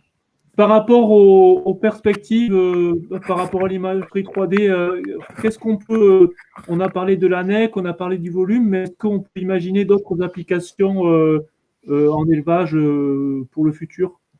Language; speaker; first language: French; native; French